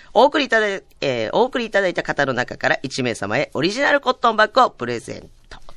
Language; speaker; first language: Japanese; native; Japanese